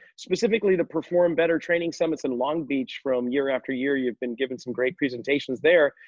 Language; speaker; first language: English; native; English